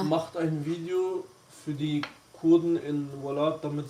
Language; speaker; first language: German; early bilingual, other home language; Kurdish